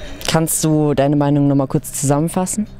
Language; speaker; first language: German; native; German